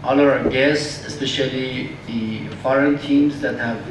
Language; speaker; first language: English; non-native, fluent; Persian